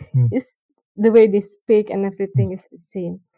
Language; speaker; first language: English; non-native, learner; Indonesian